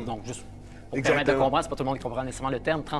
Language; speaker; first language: French; native; French